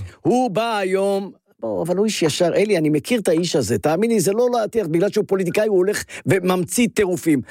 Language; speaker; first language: Hebrew; native; Hebrew